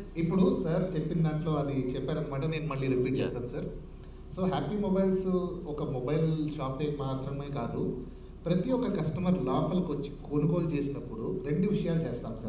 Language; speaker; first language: Telugu; native; Telugu